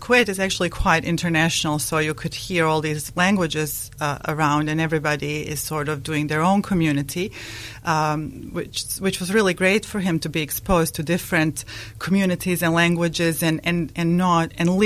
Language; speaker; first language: English; non-native, fluent; Bosnian